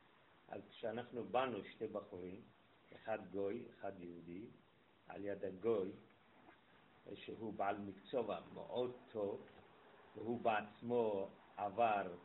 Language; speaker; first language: Hebrew; non-native, fluent; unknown